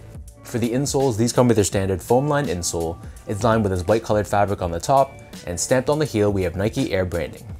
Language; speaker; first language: English; native; English